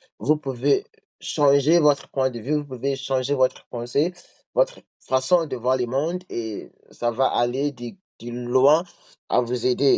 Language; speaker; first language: French; non-native, learner; English